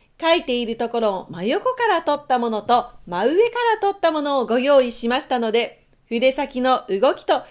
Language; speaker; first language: Japanese; native; Japanese